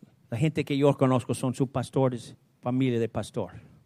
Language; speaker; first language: Spanish; non-native, fluent; English